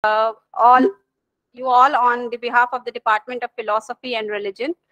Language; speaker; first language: English; non-native, local second language; Hindi